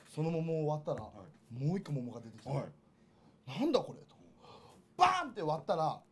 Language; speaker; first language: Japanese; native; Japanese